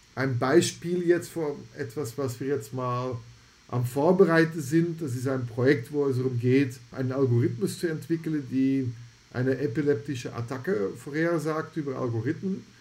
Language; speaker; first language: German; non-native, fluent; Dutch